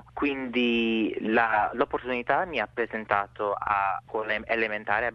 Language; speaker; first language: Italian; non-native, fluent; English